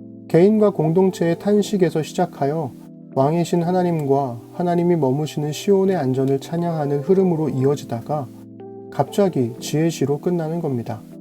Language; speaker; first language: Korean; native; Korean